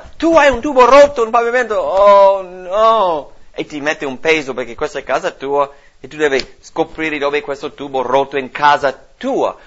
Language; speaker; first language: Italian; non-native, fluent; English